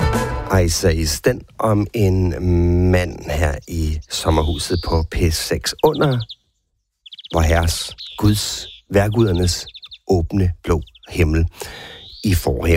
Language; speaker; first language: Danish; native; Danish